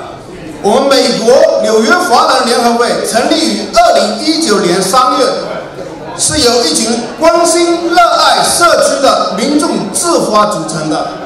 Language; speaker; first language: Chinese; native; Chinese